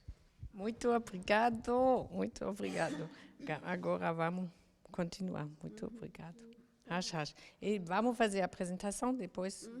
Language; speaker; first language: Portuguese; non-native, learner; German